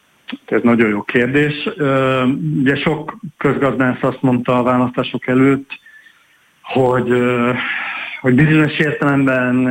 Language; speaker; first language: Hungarian; native; Hungarian